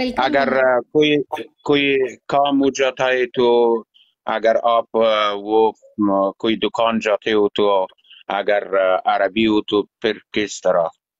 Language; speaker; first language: Hindi; non-native, learner; Persian